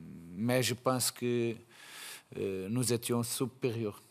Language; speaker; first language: French; non-native, fluent; Portuguese